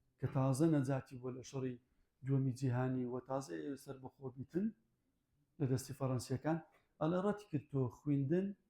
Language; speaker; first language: Central Kurdish; non-native, local second language; Kurdish